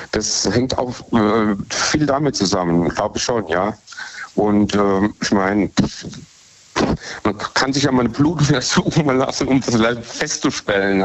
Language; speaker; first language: German; native; German